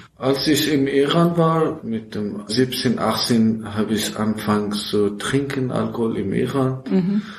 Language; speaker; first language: German; non-native, learner; Persian